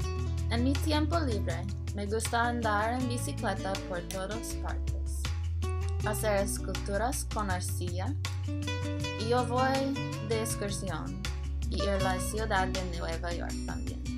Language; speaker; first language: Spanish; non-native, learner; English